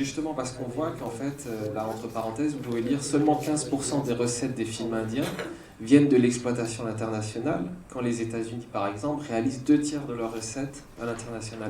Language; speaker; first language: French; native; French